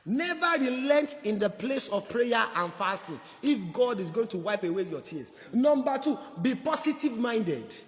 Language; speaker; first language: English; non-native, local second language; Yoruba